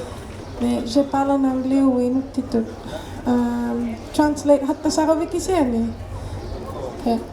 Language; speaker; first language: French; non-native, learner; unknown